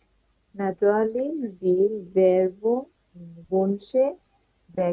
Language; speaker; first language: German; non-native, learner; Bangla